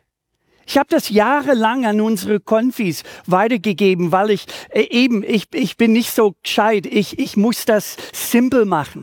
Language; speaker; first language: German; native; German